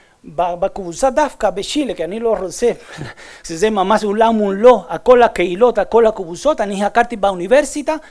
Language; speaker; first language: Hebrew; non-native, fluent; Spanish